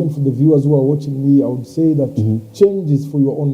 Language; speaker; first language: English; non-native, local second language; Swahili